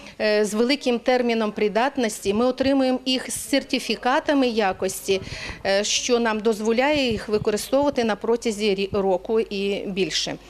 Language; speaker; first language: Ukrainian; native; Ukrainian